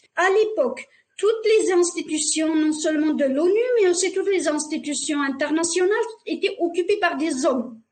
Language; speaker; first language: French; non-native, fluent; Uyghur